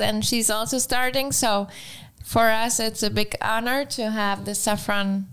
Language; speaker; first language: English; non-native, fluent; Spanish